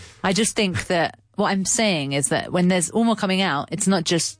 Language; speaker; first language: English; native; English